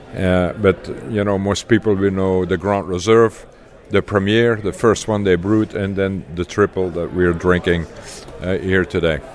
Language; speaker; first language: English; non-native, fluent; Dutch